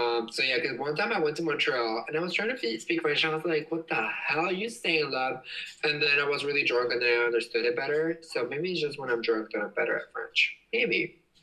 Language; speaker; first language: English; native; English